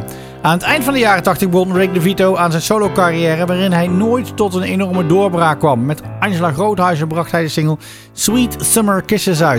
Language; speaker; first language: Dutch; native; Dutch